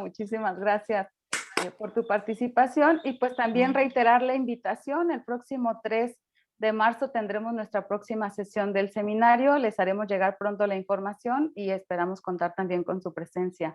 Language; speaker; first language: Spanish; native; Spanish